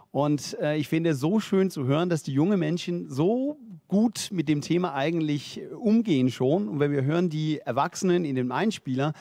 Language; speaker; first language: German; non-native, fluent; Danish